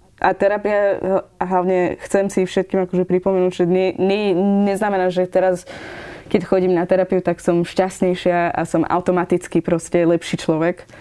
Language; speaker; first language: Slovak; non-native, fluent; Persian